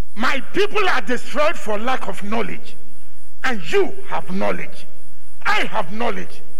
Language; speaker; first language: English; non-native, local second language; Akan